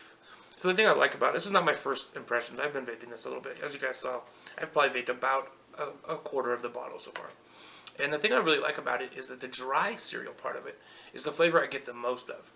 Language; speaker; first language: English; native; English